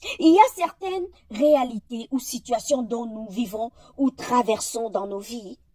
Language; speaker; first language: French; non-native, local second language; Lingala